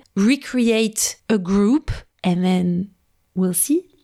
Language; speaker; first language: English; non-native, fluent; French